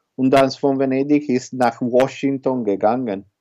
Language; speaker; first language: German; non-native, learner; Italian